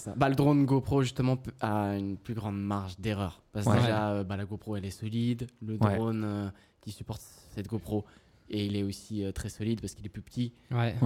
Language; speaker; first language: French; native; French